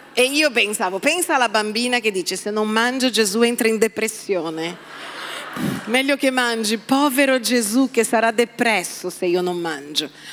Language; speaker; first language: Italian; non-native, fluent; Portuguese